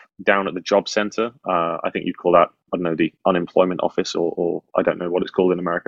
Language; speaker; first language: English; native; English